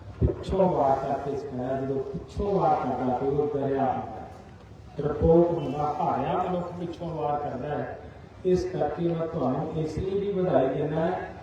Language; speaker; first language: Hindi; non-native, local second language; Punjabi